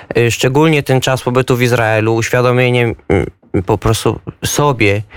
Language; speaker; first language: Polish; native; Polish